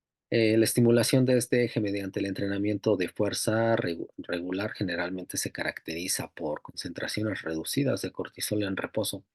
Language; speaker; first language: Spanish; native; Spanish